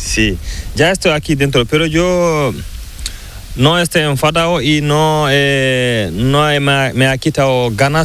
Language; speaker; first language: Spanish; non-native, learner; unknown